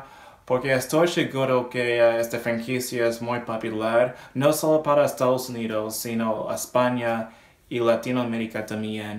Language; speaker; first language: Spanish; non-native, learner; English